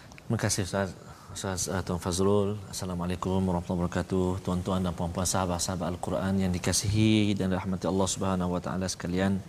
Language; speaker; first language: Malay; native; Malay